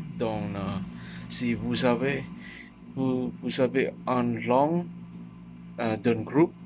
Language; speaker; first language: French; non-native, learner; Chinese